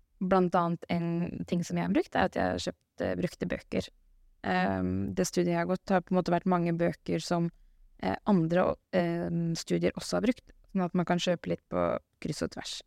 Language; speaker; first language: Norwegian; native; Norwegian